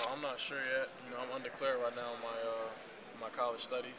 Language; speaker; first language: English; native; English